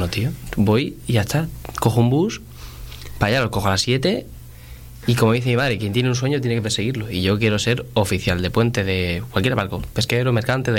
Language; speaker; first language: Spanish; native; Spanish